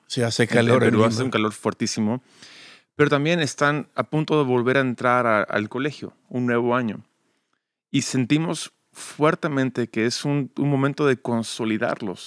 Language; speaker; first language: Spanish; early bilingual, other home language; English